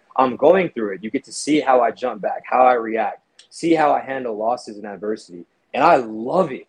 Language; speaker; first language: English; native; English